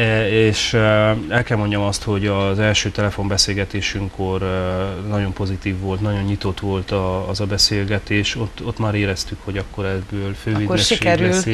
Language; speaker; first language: Hungarian; native; Hungarian